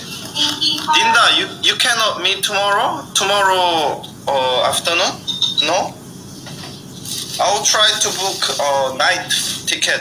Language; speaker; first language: English; non-native, learner; Korean